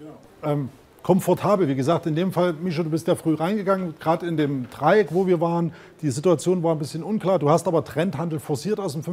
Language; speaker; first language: German; native; German